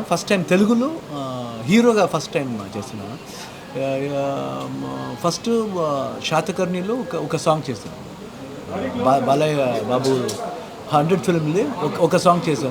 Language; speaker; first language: Telugu; non-native, learner; Kannada